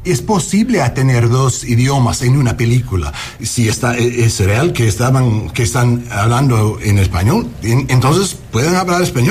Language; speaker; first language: Spanish; non-native, learner; English